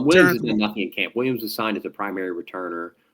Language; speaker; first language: English; native; English